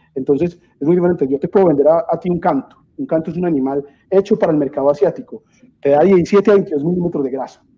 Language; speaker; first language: Spanish; native; Spanish